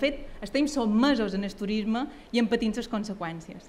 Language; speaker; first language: Catalan; native; Catalan